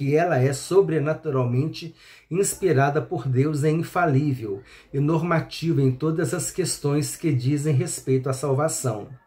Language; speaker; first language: Portuguese; native; Portuguese